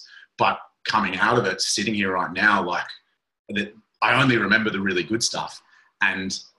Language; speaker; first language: English; native; English